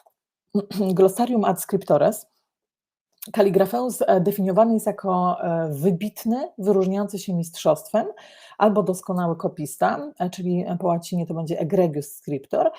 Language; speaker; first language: Polish; native; Polish